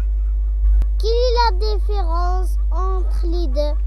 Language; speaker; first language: French; non-native, local second language; Arabic